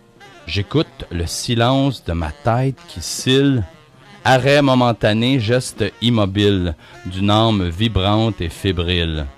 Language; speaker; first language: French; native; French